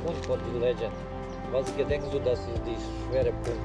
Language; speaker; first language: German; non-native, learner; Croatian